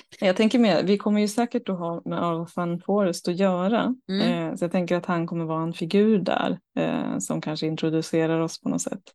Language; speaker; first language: Swedish; native; Swedish